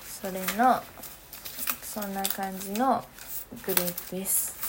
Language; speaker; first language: Japanese; early bilingual, other home language; Korean